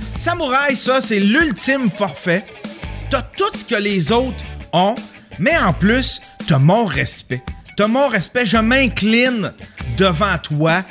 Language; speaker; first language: French; native; French